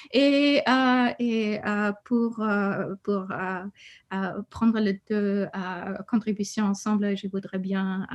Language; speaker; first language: French; non-native, fluent; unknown